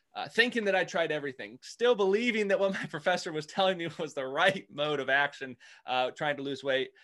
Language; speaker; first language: English; native; English